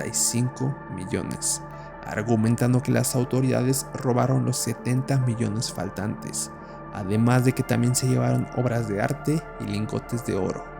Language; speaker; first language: Spanish; native; Spanish